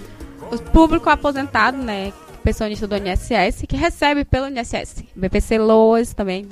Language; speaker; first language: Portuguese; native; Portuguese